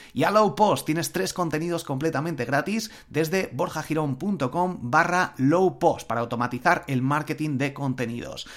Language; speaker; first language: Spanish; native; Spanish